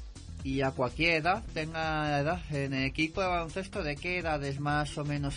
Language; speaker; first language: Spanish; native; Spanish